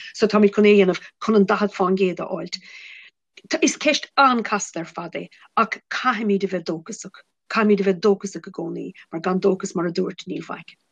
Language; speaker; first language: Irish; non-native, local second language; English